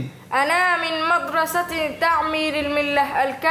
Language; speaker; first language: Arabic; non-native, learner; Bangla